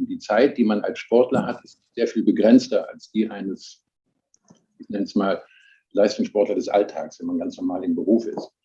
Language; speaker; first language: German; native; German